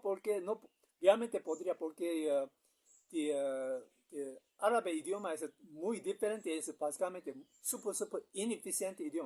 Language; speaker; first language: Spanish; non-native, learner; Korean